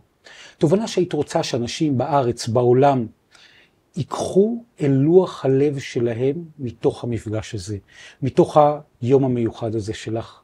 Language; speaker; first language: Hebrew; native; Hebrew